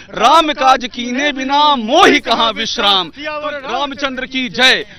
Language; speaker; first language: Hindi; native; Hindi